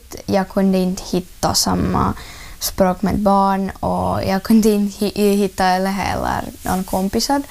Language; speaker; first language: Swedish; non-native, learner; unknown